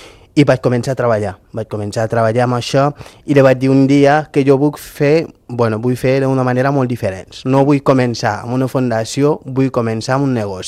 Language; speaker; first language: Catalan; non-native, local second language; Fula